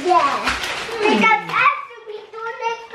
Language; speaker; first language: English; early bilingual, heritage; English